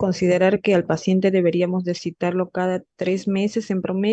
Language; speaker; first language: Spanish; native; Spanish